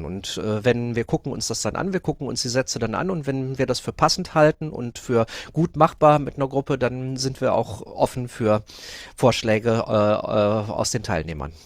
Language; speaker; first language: German; native; German